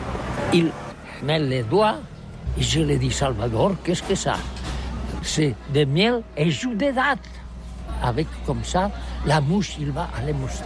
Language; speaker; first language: French; non-native, learner; Catalan